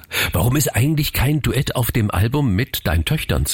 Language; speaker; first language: German; native; German